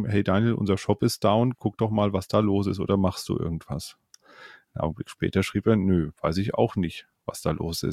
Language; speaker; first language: German; native; German